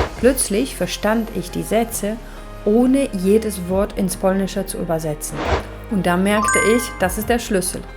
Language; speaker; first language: German; non-native, fluent; Polish